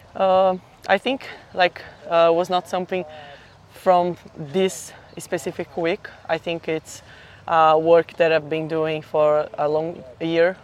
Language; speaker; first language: English; non-native, fluent; Portuguese